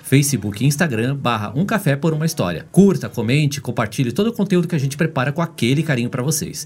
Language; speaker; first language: Portuguese; native; Portuguese